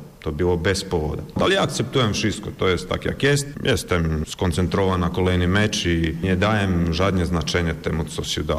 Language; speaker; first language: Polish; non-native, learner; Croatian